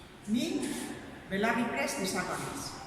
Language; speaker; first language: Basque; non-native, local second language; Spanish